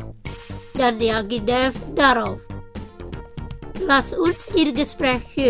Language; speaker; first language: German; non-native, fluent; Indonesian